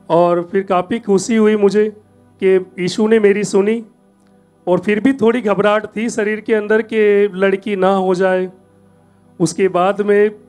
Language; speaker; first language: Hindi; native; Hindi